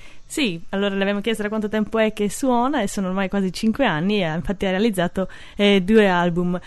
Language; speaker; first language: Italian; native; Italian